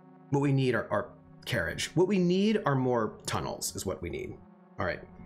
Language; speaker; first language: English; native; English